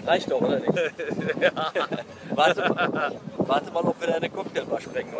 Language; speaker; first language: German; native; German